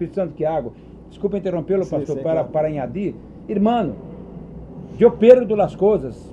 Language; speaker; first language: Spanish; non-native, learner; Portuguese